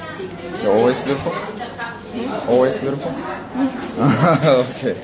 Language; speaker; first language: English; non-native, learner; Korean